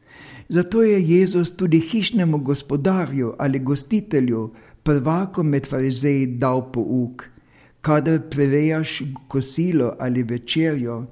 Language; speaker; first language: Slovenian; native; Slovenian